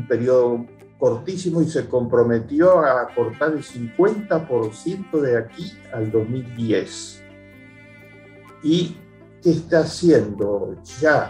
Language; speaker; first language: Spanish; native; Spanish